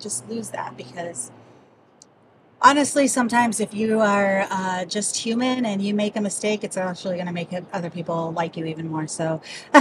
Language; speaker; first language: English; early bilingual, other home language; Spanish